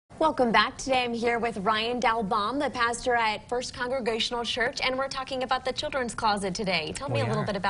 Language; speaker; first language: English; native; English